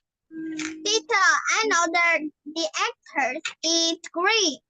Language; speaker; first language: English; non-native, learner; Vietnamese